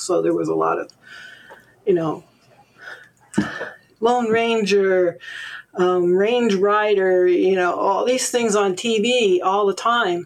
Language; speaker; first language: English; native; English